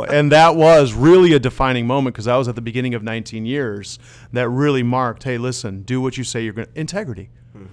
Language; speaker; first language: English; early bilingual, other home language; Dutch